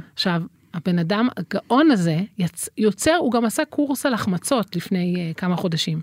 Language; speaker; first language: Hebrew; native; Hebrew